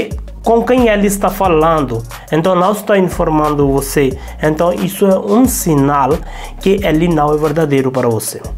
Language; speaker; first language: Portuguese; non-native, learner; Hindi